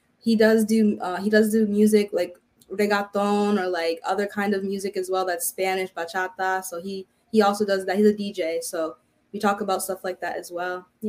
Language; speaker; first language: English; early bilingual, other home language; Haitian Creole